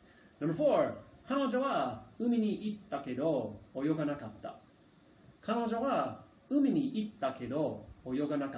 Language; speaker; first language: Japanese; non-native, fluent; English